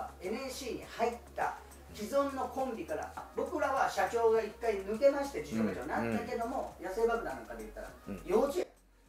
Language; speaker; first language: Japanese; native; Japanese